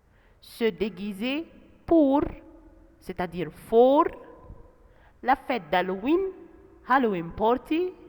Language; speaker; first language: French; non-native, fluent; Arabic